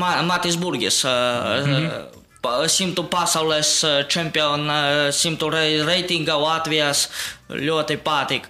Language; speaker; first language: Latvian; non-native, local second language; Russian